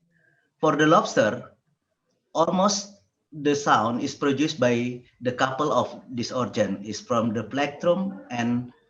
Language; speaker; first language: English; non-native, learner; Indonesian